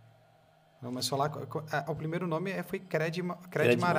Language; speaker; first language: Portuguese; native; Portuguese